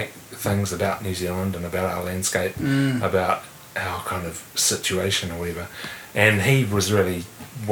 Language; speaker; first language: English; native; English